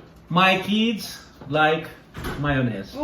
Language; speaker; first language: English; non-native, learner; Russian